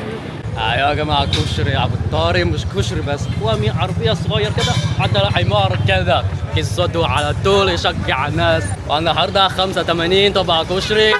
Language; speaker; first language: Arabic; non-native, learner; Chinese